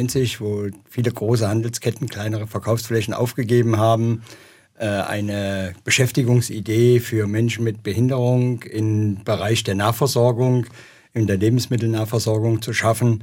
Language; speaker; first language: German; native; German